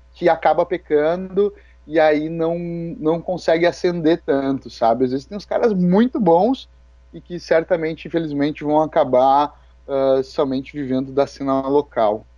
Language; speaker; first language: Portuguese; native; Portuguese